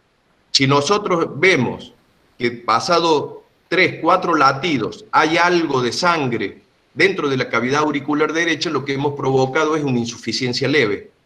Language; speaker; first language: Spanish; native; Spanish